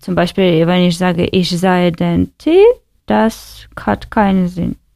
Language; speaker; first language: German; non-native, learner; Russian